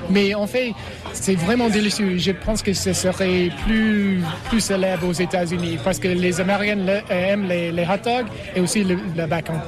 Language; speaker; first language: French; non-native, learner; English